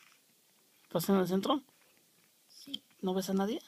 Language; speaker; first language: Spanish; native; Spanish